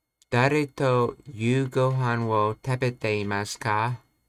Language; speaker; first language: Japanese; non-native, learner; English